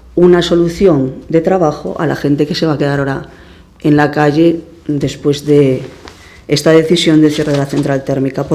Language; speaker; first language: Spanish; native; Spanish